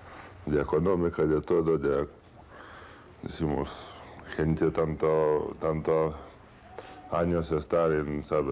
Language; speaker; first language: Spanish; non-native, learner; Lithuanian